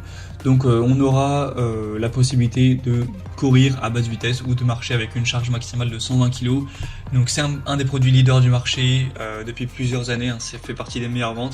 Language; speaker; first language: French; native; French